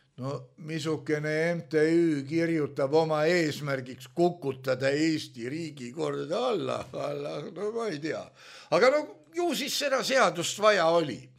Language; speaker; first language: Estonian; native; Estonian